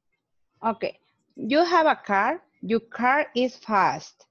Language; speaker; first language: English; non-native, learner; Spanish